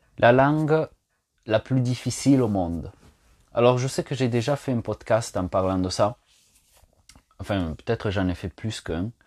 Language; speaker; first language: French; non-native, fluent; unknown